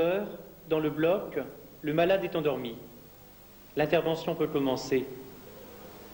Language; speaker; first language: French; native; French